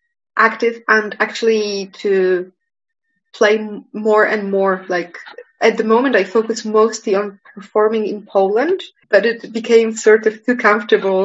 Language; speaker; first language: English; non-native, fluent; Polish